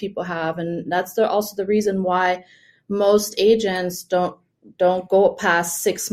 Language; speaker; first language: English; non-native, fluent; German